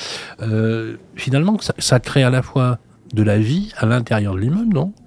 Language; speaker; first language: French; native; French